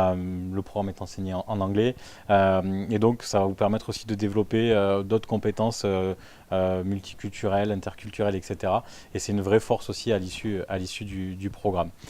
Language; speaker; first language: French; native; French